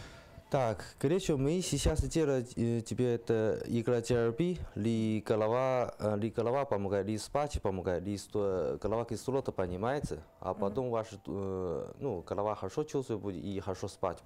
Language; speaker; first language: Russian; non-native, learner; Chinese